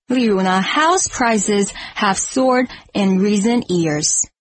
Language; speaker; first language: English; non-native, fluent; Chinese